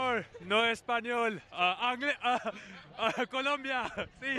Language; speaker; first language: Spanish; non-native, learner; English